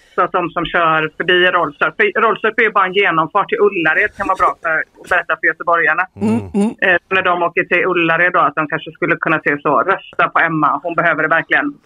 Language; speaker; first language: Swedish; native; Swedish